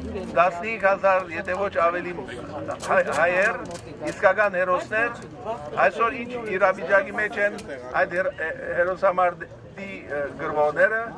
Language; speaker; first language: Armenian; early bilingual, heritage; Armenian